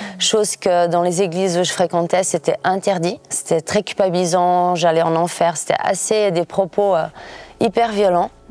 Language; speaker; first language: French; early bilingual, other home language; Portuguese